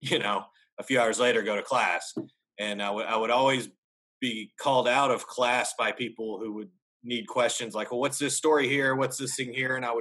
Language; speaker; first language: English; native; English